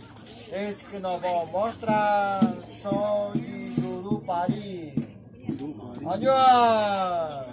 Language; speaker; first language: Portuguese; non-native, local second language; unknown